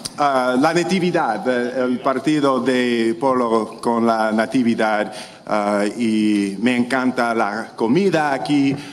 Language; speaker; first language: Spanish; non-native, learner; English